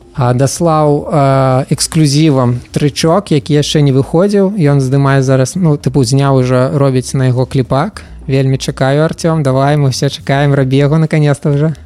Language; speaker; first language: Belarusian; non-native, local second language; Russian